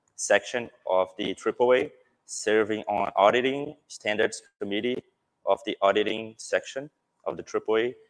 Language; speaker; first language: English; non-native, fluent; Portuguese